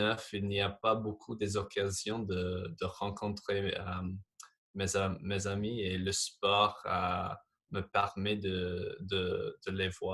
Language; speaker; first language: French; non-native, fluent; English